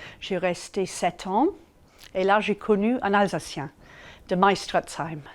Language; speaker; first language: French; non-native, fluent; English